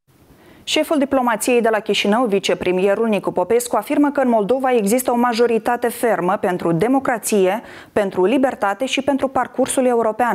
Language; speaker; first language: Romanian; native; Romanian